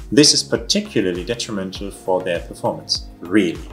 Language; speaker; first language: English; non-native, fluent; German